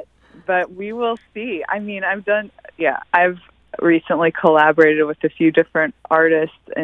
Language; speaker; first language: English; native; English